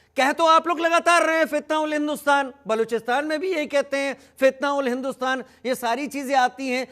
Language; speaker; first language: Hindi; native; Hindi